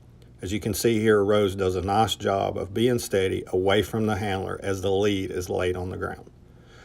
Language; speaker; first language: English; native; English